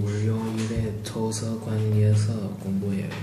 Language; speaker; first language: Korean; non-native, learner; Chinese